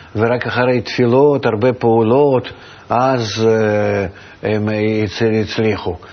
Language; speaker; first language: Hebrew; non-native, fluent; Russian